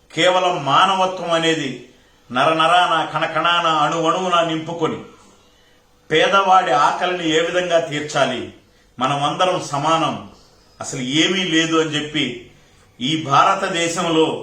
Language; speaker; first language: Telugu; native; Telugu